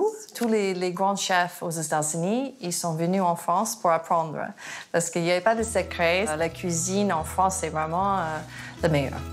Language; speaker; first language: French; non-native, fluent; English